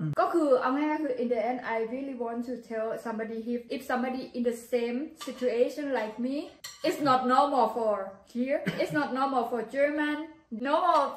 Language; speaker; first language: English; non-native, learner; Thai